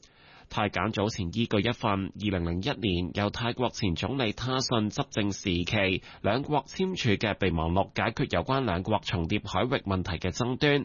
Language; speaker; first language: Cantonese; native; Cantonese